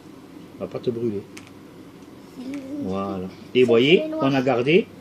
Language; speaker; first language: French; native; French